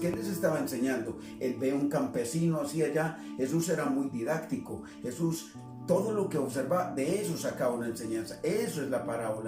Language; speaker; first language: Spanish; native; Spanish